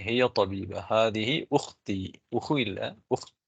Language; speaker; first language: Arabic; non-native, fluent; Tamil